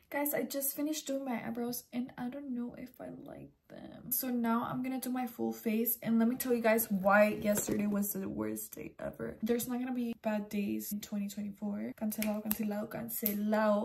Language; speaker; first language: English; early bilingual, other home language; Spanish